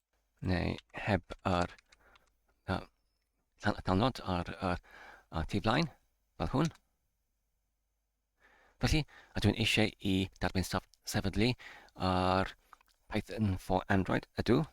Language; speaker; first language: Welsh; non-native, fluent; English